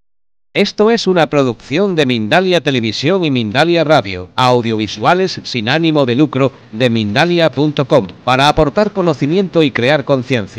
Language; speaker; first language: Spanish; native; Spanish